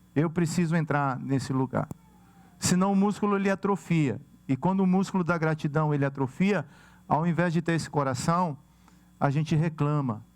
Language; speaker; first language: Portuguese; native; Portuguese